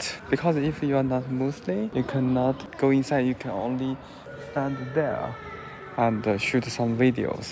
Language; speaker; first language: English; non-native, learner; Chinese